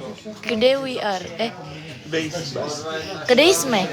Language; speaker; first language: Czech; non-native, learner; Indonesian